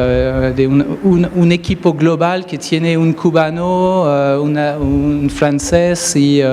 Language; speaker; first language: Spanish; non-native, fluent; French